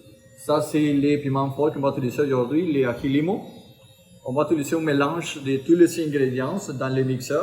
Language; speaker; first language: French; non-native, fluent; Spanish